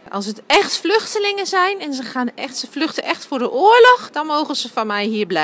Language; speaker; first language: Dutch; native; Dutch